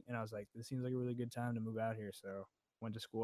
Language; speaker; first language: English; native; English